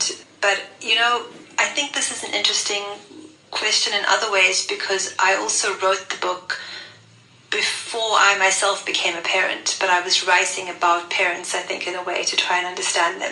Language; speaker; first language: English; native; English